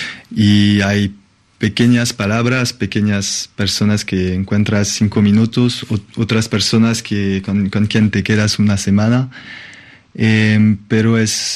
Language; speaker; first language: Spanish; non-native, fluent; French